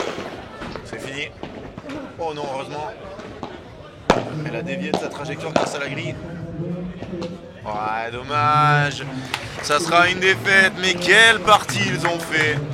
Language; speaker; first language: French; native; French